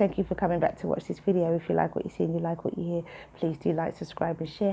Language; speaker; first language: English; native; English